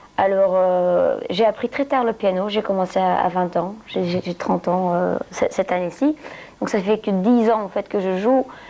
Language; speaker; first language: French; non-native, local second language; Dutch